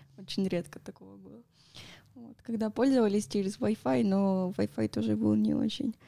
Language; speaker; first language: Russian; non-native, fluent; Spanish